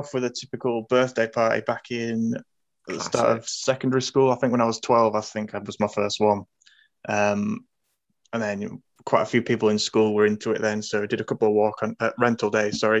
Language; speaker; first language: English; native; English